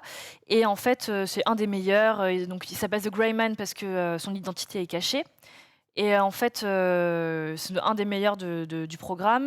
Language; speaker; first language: French; native; French